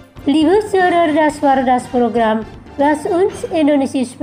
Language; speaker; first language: German; non-native, fluent; Indonesian